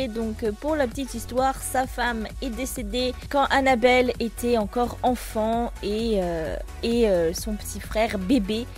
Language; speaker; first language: French; native; French